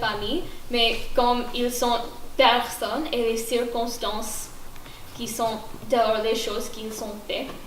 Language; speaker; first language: French; non-native, learner; English